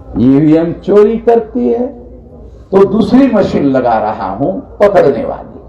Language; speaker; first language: Hindi; non-native, local second language; Marathi